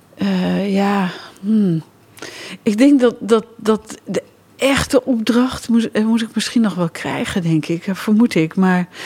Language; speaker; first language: Dutch; native; Dutch